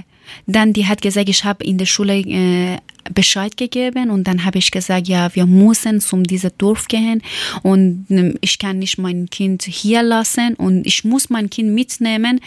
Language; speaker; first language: German; non-native, learner; Persian